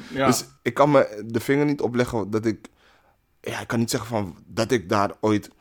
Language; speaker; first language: Dutch; native; Dutch